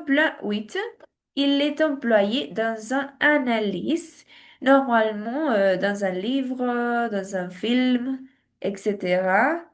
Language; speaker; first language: French; non-native, learner; Spanish